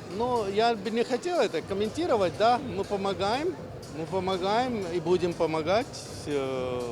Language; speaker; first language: Russian; non-native, fluent; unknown